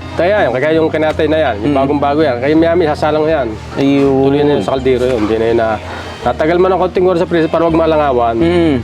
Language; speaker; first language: Filipino; native; Filipino